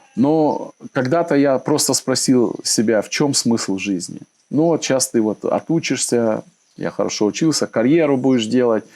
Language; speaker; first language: Russian; native; Russian